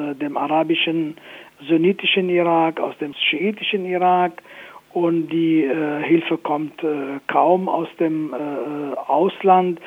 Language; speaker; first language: German; non-native, fluent; Kurdish